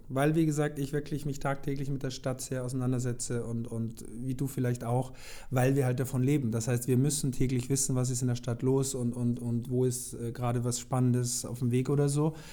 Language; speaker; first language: German; native; German